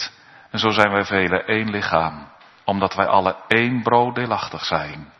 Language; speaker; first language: Dutch; native; Dutch